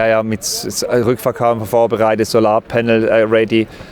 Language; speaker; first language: German; native; German